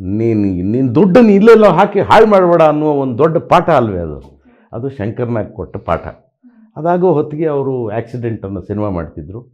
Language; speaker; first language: Kannada; native; Kannada